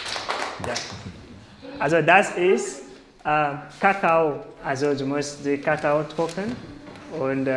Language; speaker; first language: German; non-native, learner; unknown